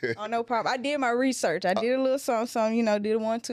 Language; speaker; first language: English; native; English